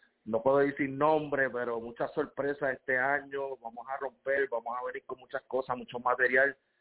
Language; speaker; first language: Spanish; native; Spanish